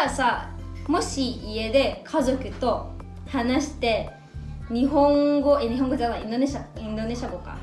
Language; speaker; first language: Japanese; early bilingual, other home language; Indonesian